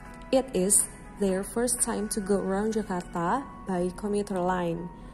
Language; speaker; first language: English; non-native, fluent; Indonesian